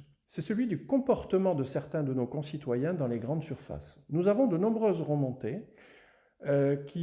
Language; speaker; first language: French; native; French